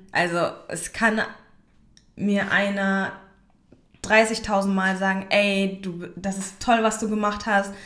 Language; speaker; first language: German; native; German